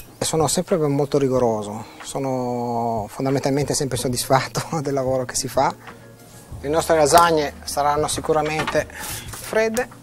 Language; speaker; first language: Italian; native; Italian